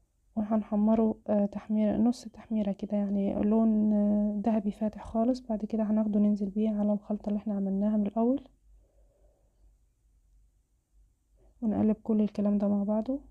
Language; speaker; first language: Arabic; native; Arabic